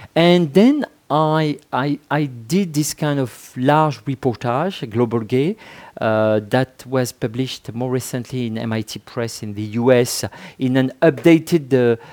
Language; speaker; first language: English; non-native, fluent; French